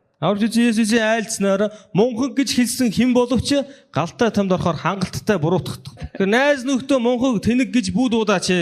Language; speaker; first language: Mongolian; non-native, fluent; Korean